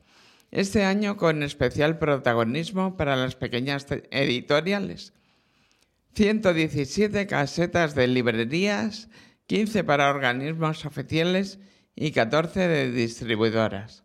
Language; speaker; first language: Spanish; native; Spanish